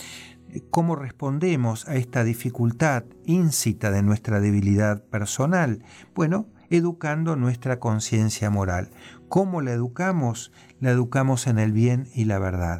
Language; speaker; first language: Spanish; native; Spanish